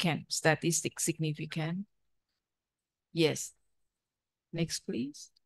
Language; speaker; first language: English; non-native, fluent; Thai